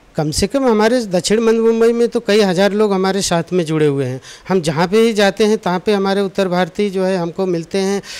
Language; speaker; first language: Hindi; native; Hindi